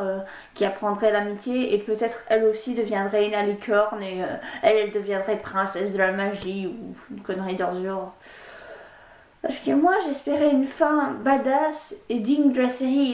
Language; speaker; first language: French; native; French